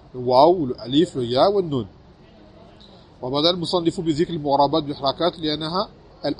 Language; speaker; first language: Arabic; non-native, fluent; French